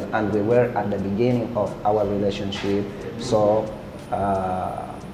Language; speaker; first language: English; non-native, fluent; Portuguese